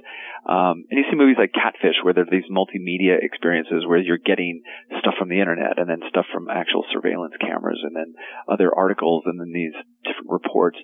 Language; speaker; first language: English; native; English